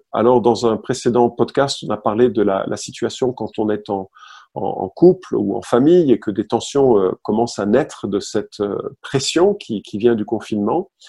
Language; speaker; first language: French; native; French